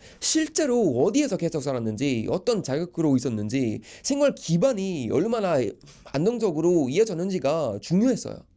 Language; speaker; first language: Korean; non-native, fluent; Swedish